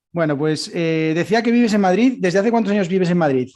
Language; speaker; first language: Spanish; native; Spanish